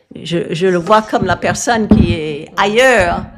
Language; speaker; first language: French; non-native, fluent; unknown